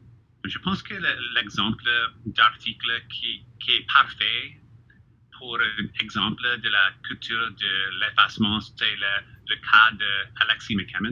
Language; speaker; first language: French; non-native, fluent; English